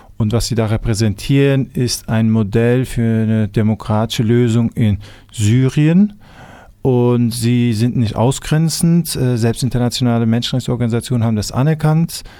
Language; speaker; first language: German; early bilingual, other home language; Kurdish